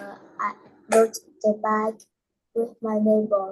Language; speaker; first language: English; non-native, learner; Vietnamese